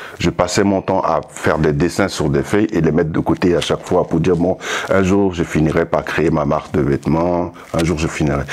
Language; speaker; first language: French; non-native, local second language; Sango